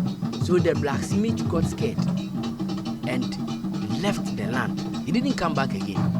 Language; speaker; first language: English; non-native, local second language; Akan